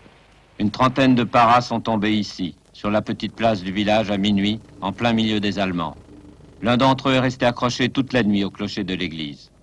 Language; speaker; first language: French; native; French